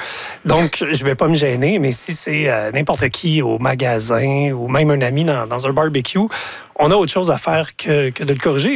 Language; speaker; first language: French; native; French